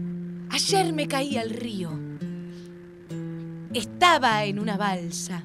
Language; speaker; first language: Spanish; native; Spanish